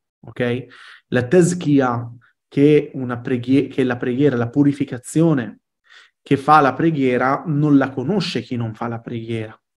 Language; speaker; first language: Italian; early bilingual, other home language; Arabic